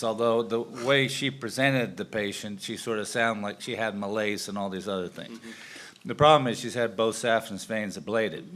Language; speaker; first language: English; native; English